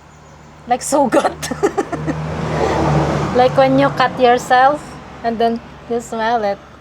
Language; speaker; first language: English; non-native, local second language; Filipino